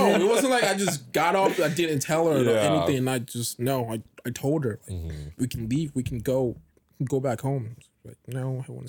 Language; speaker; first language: English; non-native, local second language; Yoruba